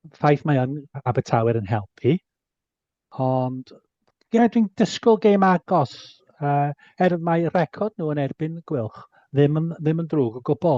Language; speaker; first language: Welsh; native; Welsh